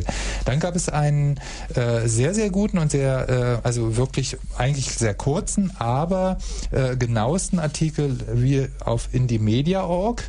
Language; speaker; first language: German; native; German